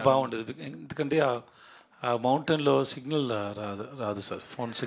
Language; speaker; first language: Telugu; non-native, learner; Tamil